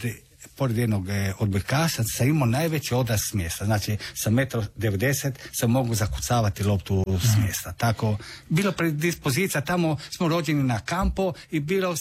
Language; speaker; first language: Croatian; native; Croatian